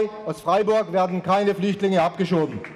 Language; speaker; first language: German; native; German